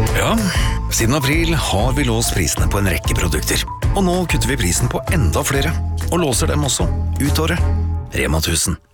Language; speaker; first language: Norwegian; native; Norwegian